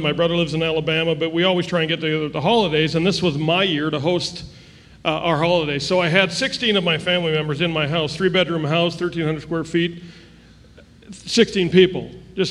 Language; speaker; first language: English; native; English